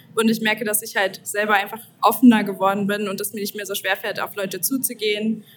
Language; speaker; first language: German; native; German